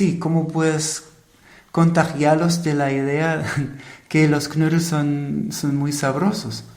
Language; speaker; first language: Spanish; non-native, fluent; German